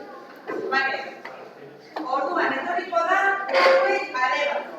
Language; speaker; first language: Basque; non-native, local second language; Spanish